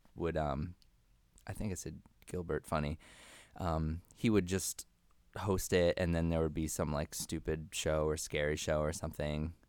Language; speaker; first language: English; native; English